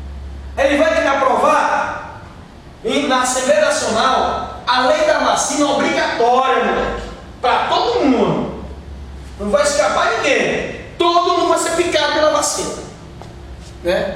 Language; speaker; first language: Portuguese; native; Portuguese